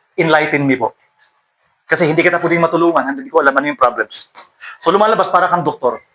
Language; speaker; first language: Filipino; native; Filipino